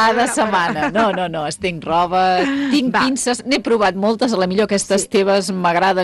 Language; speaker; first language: Catalan; native; Catalan